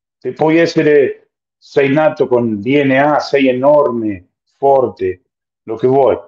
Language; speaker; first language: Italian; non-native, fluent; Spanish